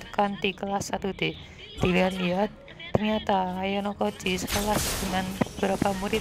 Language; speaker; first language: Indonesian; native; Indonesian